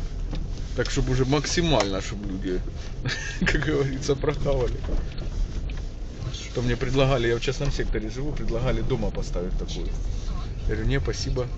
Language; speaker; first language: Russian; native; Russian